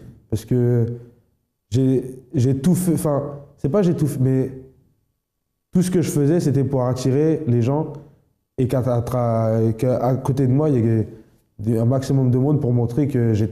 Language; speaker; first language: French; native; French